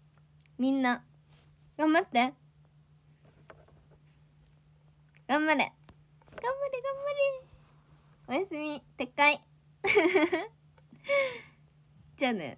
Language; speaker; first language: Japanese; native; Japanese